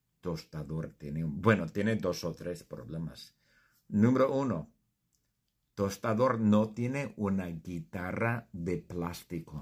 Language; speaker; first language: Spanish; non-native, fluent; English